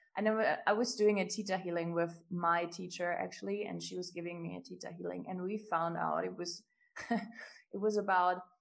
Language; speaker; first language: English; non-native, fluent; German